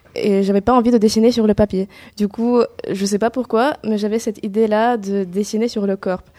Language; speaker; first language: French; non-native, fluent; Kazakh